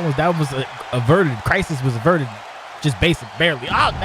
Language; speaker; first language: English; native; English